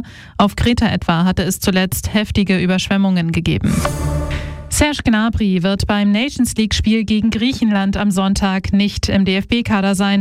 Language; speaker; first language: German; native; German